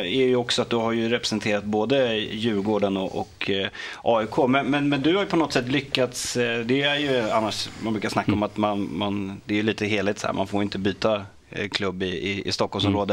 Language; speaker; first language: Swedish; native; Swedish